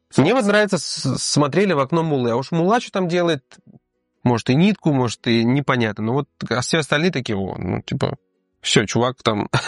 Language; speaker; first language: Russian; native; Russian